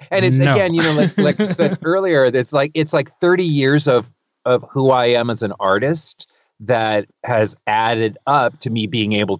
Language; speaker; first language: English; native; English